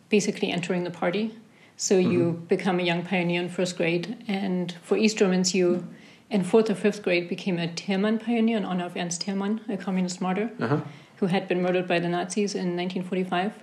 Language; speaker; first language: English; non-native, fluent; German